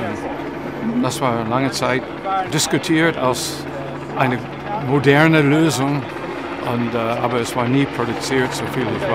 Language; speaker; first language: German; non-native, fluent; English